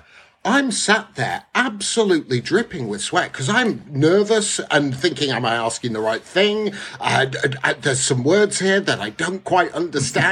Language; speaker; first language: English; native; English